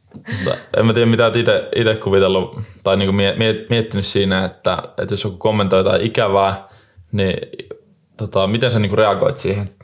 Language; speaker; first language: Finnish; native; Finnish